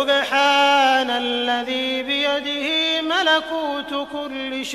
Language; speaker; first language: Arabic; native; Arabic